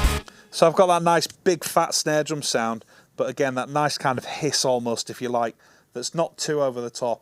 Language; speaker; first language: English; native; English